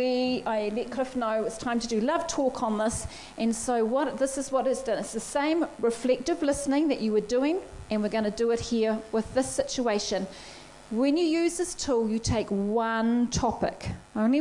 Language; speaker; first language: English; native; English